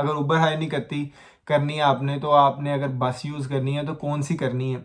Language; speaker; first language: Hindi; non-native, local second language; Punjabi